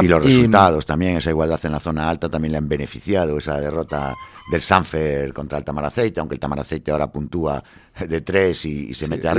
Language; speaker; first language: Spanish; native; Spanish